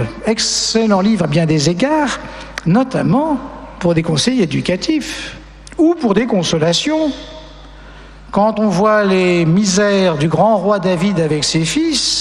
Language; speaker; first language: French; native; French